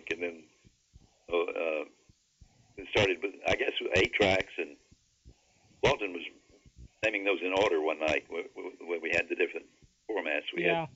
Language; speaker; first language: English; native; English